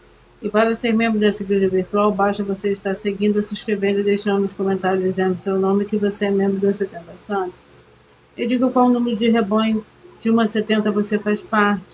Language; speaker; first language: Portuguese; native; Portuguese